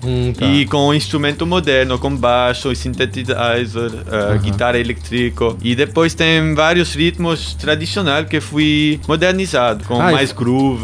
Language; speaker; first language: Portuguese; non-native, learner; German